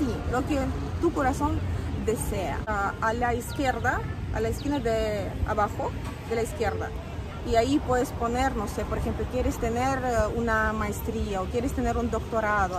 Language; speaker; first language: Spanish; native; Spanish